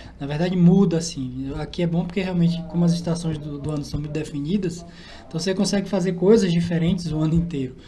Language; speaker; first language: Portuguese; native; Portuguese